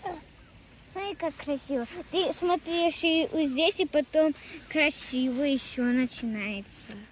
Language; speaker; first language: Russian; early bilingual, heritage; Russian